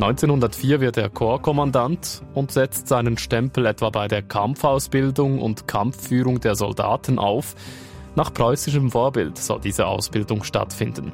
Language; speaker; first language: German; native; German